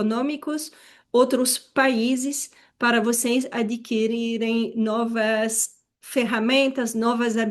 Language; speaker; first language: Portuguese; non-native, fluent; French